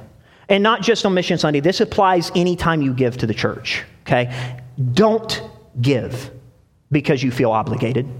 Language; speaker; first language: English; native; English